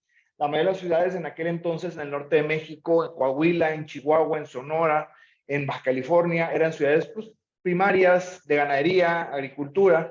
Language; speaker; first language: Spanish; native; Spanish